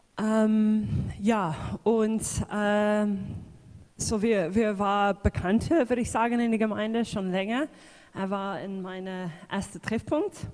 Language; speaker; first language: German; non-native, fluent; English